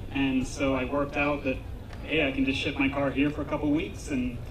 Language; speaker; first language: English; native; English